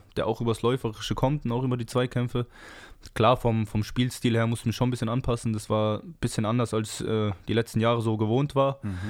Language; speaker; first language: German; native; German